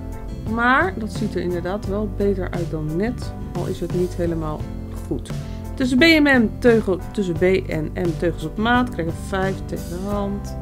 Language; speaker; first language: Dutch; native; Dutch